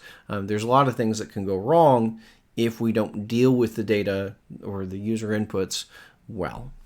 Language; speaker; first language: English; native; English